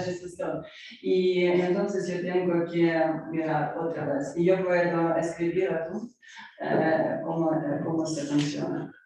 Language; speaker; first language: Spanish; non-native, learner; Ukrainian